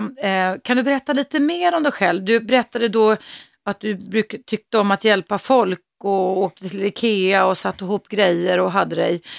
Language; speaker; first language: Swedish; native; Swedish